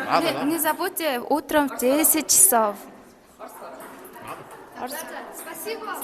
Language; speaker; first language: Russian; non-native, fluent; Mongolian